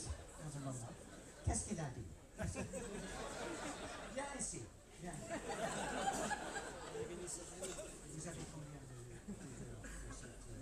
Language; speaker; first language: French; non-native, learner; English